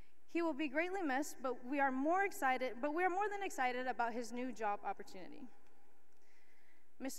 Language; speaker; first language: English; early bilingual, other home language; Spanish